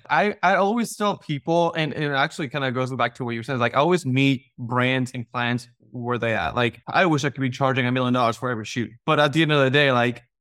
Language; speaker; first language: English; non-native, fluent; Spanish